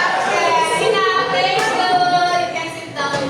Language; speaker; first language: English; non-native, learner; Indonesian